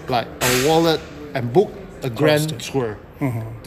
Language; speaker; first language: English; non-native, local second language; Chinese